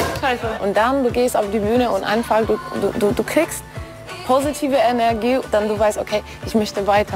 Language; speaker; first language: German; non-native, learner; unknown